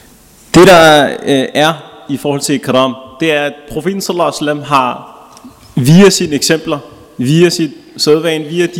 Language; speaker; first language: Danish; early bilingual, other home language; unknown